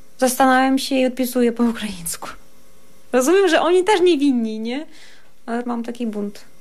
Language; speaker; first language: Polish; non-native, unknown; Russian